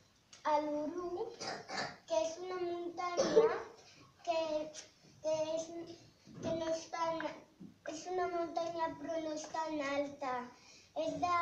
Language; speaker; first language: Catalan; non-native, local second language; Spanish